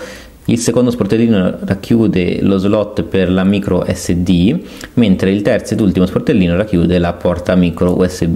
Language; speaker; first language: Italian; native; Italian